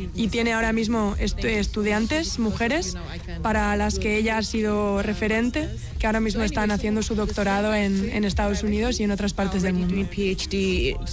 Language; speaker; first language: Spanish; non-native, fluent; English